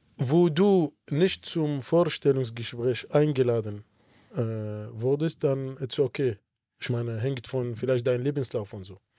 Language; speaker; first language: German; non-native, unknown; Arabic